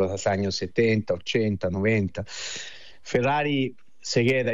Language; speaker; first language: Spanish; non-native, fluent; Italian